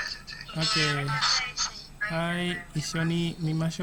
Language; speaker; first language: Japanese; non-native, fluent; Indonesian